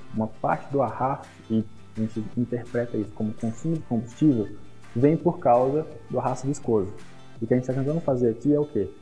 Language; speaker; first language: Portuguese; native; Portuguese